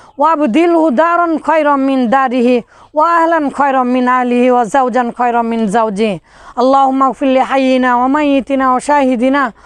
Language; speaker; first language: Arabic; non-native, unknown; Bangla